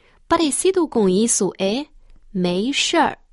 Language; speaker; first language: Portuguese; non-native, fluent; Chinese